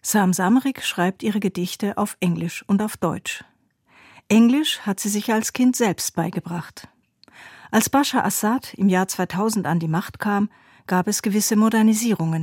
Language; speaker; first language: German; native; German